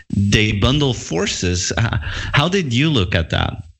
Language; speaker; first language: English; non-native, fluent; Dutch